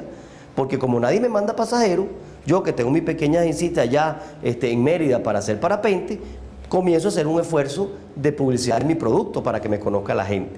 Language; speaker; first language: Spanish; native; Spanish